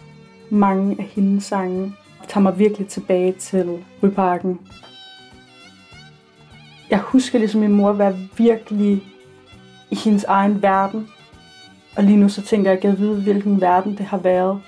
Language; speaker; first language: Danish; early bilingual, other home language; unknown